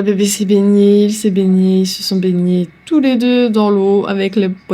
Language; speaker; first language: French; native; French